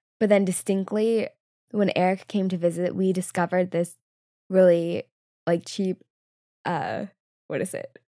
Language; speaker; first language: English; native; English